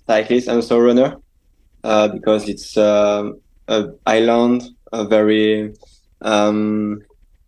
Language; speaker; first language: English; non-native, learner; French